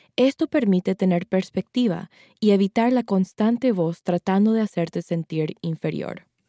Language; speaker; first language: Spanish; native; Spanish